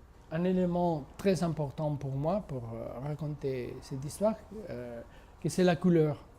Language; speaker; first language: French; non-native, fluent; Spanish